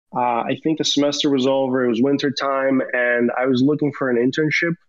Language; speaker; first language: English; early bilingual, other home language; Romanian